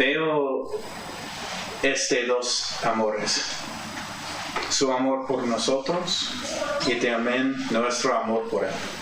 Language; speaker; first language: Spanish; non-native, fluent; English